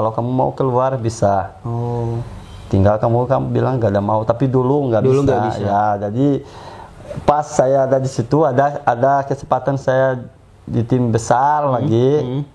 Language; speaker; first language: Indonesian; non-native, fluent; Portuguese